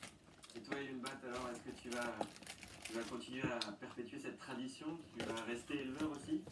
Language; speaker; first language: French; native; French